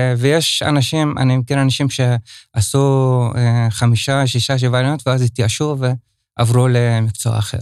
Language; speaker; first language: Hebrew; non-native, local second language; Arabic